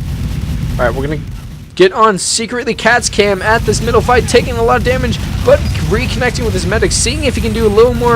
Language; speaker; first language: English; native; English